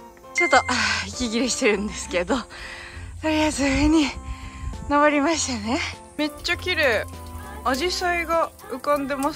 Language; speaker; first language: Japanese; native; Japanese